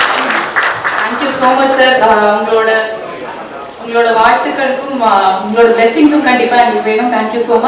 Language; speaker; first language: Tamil; native; Tamil